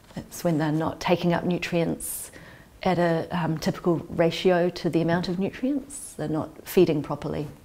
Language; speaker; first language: English; native; English